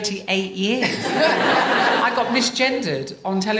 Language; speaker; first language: English; native; English